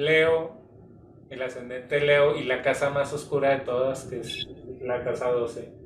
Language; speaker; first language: Spanish; native; Spanish